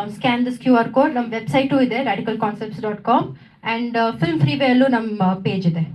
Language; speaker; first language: Kannada; non-native, local second language; Tamil